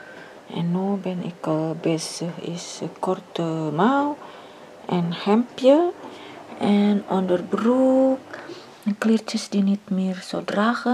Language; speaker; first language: Dutch; non-native, learner; Indonesian